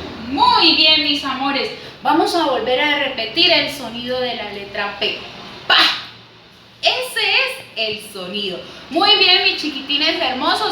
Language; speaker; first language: Spanish; native; Spanish